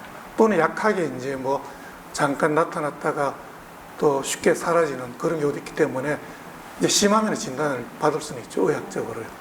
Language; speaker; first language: Korean; native; Korean